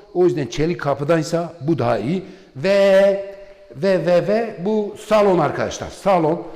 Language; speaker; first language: Turkish; non-native, local second language; Kurdish